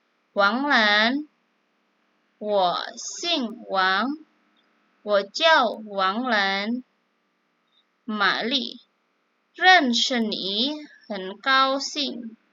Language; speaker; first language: Chinese; non-native, fluent; Indonesian